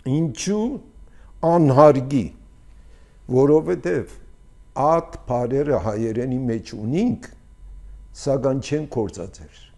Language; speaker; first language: Armenian; early bilingual, heritage; Armenian